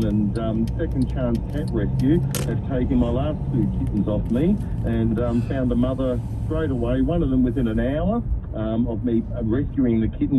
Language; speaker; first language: English; native; English